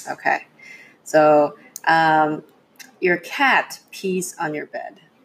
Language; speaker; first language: English; non-native, fluent; Chinese